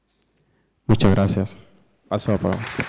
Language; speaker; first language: Spanish; non-native, learner; Fula